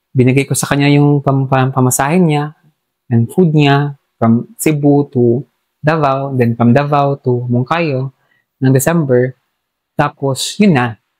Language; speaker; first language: Filipino; non-native, local second language; Hiligaynon